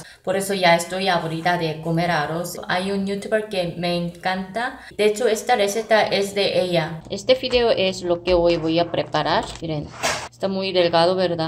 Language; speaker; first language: Spanish; non-native, fluent; Korean